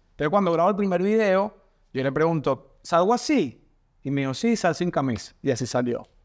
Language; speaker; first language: Spanish; native; Spanish